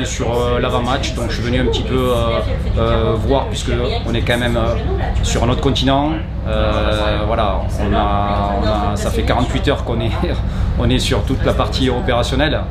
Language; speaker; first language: French; native; French